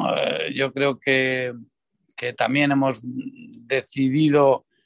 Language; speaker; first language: Spanish; native; Spanish